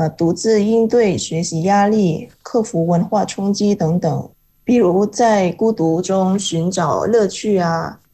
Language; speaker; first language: Chinese; non-native, fluent; Indonesian